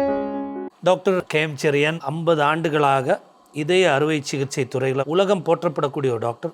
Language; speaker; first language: Tamil; native; Tamil